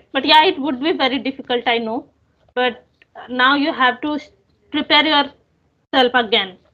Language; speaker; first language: English; non-native, local second language; Hindi